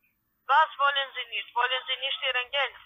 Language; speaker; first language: German; non-native, learner; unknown